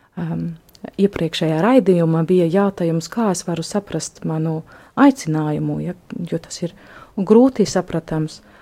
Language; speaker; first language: Latvian; non-native, fluent; German